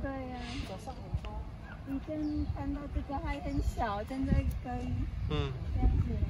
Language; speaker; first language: Chinese; non-native, learner; Filipino